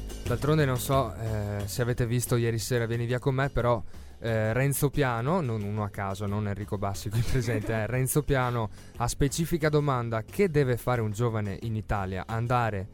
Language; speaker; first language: Italian; native; Italian